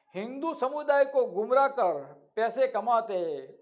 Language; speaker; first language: Hindi; non-native, local second language; Gujarati